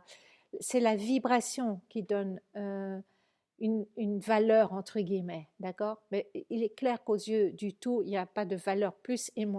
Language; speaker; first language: French; native; French